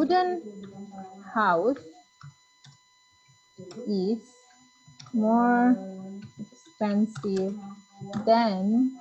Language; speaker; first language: English; non-native, fluent; Indonesian